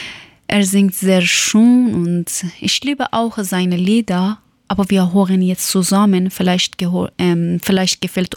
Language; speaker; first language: German; non-native, learner; Persian